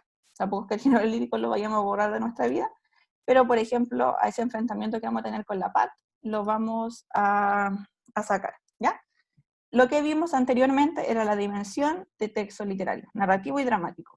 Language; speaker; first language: Spanish; native; Spanish